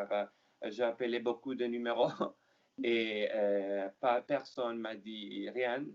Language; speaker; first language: French; non-native, learner; Italian